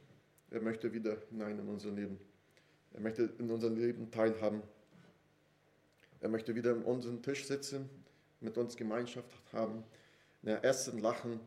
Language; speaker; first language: German; non-native, fluent; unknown